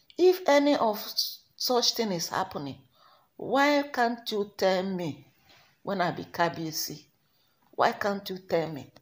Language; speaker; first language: Nigerian Pidgin; non-native, local second language; Igbo